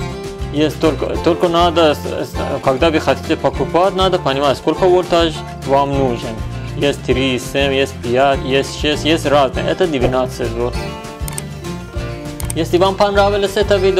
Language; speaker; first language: Russian; non-native, learner; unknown